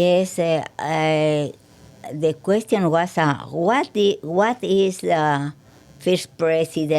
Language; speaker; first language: English; non-native, learner; Spanish